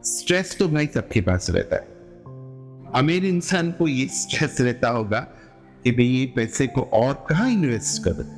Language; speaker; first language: Hindi; non-native, local second language; Gujarati